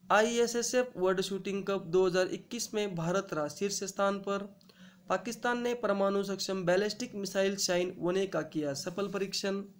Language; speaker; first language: Hindi; non-native, local second language; Marathi